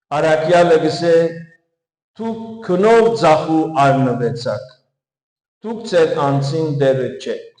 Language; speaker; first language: Armenian; early bilingual, heritage; Armenian